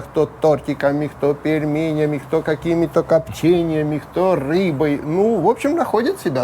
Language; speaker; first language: Russian; native; Russian